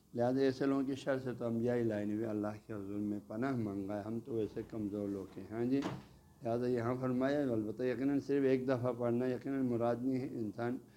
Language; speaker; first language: Urdu; non-native, local second language; Balti